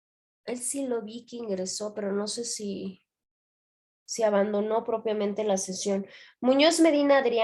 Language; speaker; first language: Spanish; native; Spanish